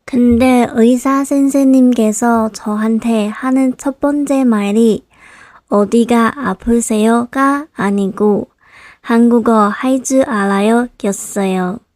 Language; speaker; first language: Korean; non-native, local second language; Chinese